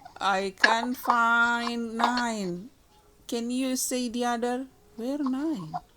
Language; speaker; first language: English; non-native, learner; Indonesian